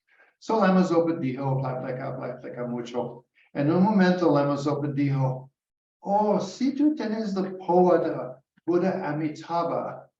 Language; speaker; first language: Spanish; non-native, learner; English